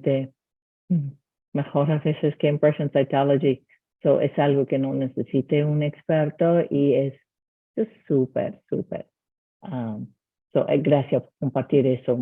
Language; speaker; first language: Spanish; early bilingual, heritage; Spanish